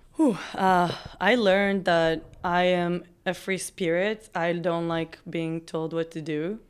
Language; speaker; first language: English; non-native, fluent; Hebrew